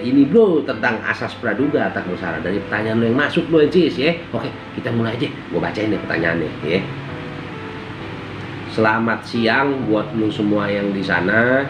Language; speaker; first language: Indonesian; native; Indonesian